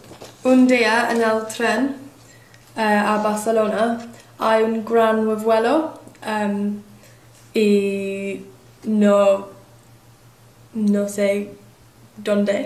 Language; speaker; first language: Spanish; non-native, learner; English